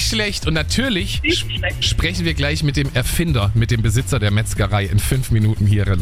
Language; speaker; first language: German; native; German